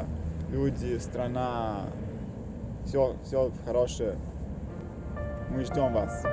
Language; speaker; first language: Russian; non-native, learner; Serbian